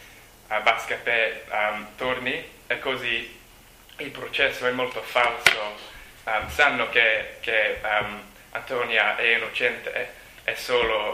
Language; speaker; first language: Italian; non-native, learner; English